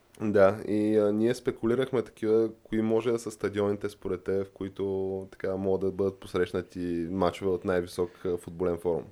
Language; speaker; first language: Bulgarian; native; Bulgarian